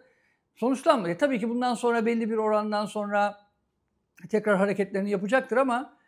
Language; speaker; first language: Turkish; native; Turkish